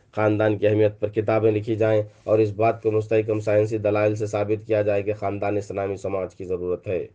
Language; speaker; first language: Urdu; native; Urdu